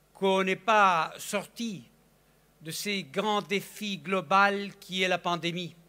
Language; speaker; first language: French; non-native, fluent; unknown